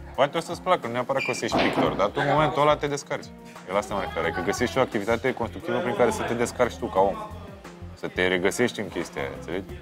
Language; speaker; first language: Romanian; native; Romanian